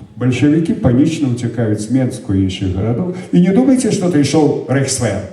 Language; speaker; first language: Belarusian; native; Belarusian